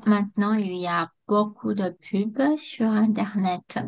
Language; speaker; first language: French; non-native, fluent; Chinese